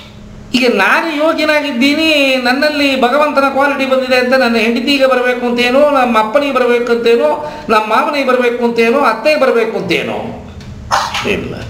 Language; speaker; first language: Kannada; native; Kannada